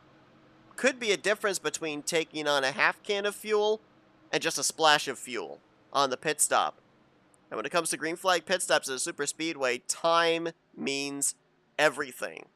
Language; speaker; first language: English; native; English